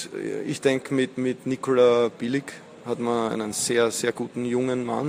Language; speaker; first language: German; native; German